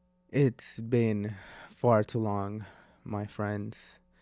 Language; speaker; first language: English; non-native, fluent; Spanish